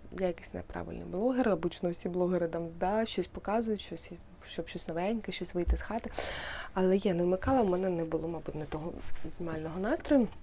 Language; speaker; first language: Ukrainian; non-native, local second language; Russian